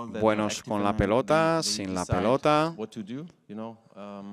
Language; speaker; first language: Spanish; non-native, learner; German